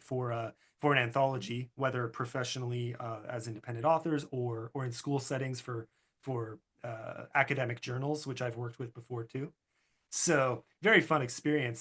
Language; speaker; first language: English; native; English